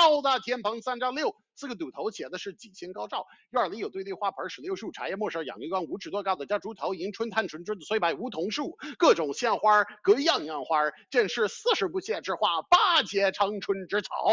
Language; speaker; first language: Chinese; non-native, fluent; English